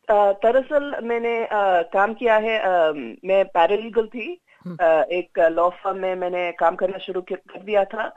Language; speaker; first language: Hindi; non-native, fluent; Kannada